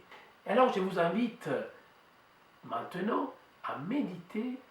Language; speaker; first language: French; native; French